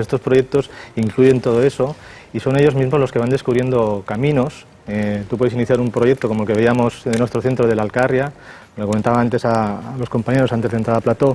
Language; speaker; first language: Spanish; native; Spanish